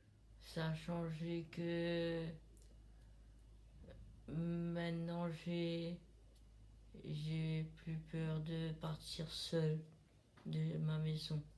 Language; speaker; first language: French; non-native, local second language; Réunion Creole French